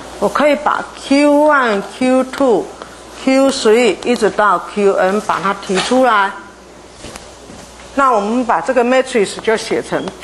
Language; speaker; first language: Chinese; native; Chinese